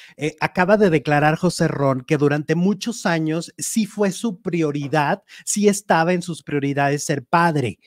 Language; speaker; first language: Spanish; native; Spanish